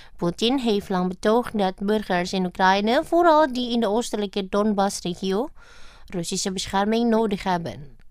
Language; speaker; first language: Dutch; non-native, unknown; Indonesian